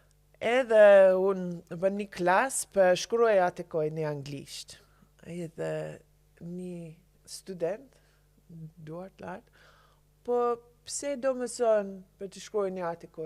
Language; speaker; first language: Albanian; non-native, learner; English